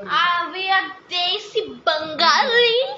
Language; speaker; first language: Hindi; non-native, local second language; Bangla